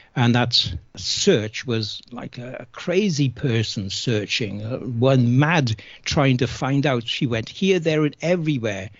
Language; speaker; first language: English; native; English